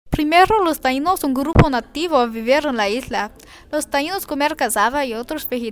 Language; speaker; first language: Spanish; non-native, learner; English